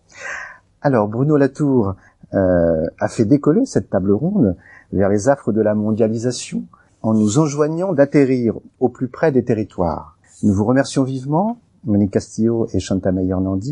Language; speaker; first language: French; native; French